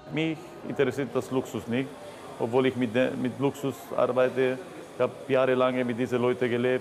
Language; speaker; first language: German; non-native, fluent; Arabic